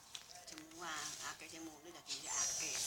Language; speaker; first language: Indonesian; non-native, local second language; Javanese